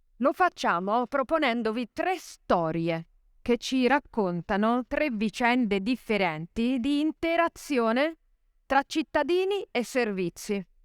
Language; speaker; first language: Italian; native; Italian